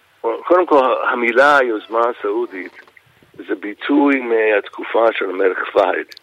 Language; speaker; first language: Hebrew; non-native, fluent; English